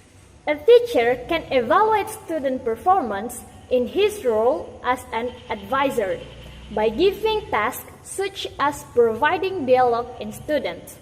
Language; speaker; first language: English; non-native, learner; Indonesian